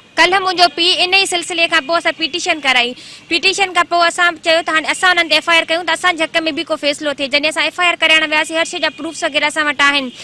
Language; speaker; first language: Sindhi; native; Sindhi